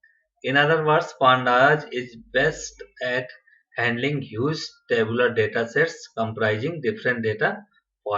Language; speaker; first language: English; non-native, local second language; Hindi